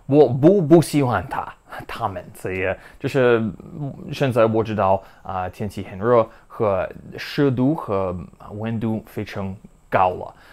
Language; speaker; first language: Chinese; non-native, learner; English